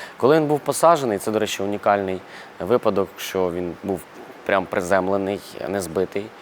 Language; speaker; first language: Ukrainian; non-native, local second language; Russian